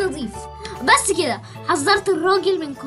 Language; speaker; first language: Arabic; native; Arabic